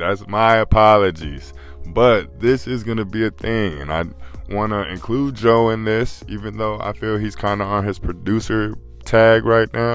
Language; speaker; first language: English; native; English